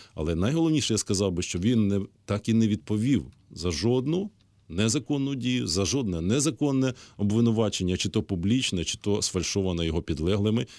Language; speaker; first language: Ukrainian; native; Ukrainian